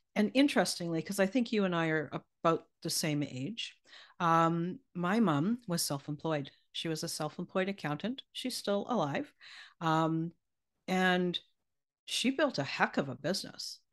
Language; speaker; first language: English; native; English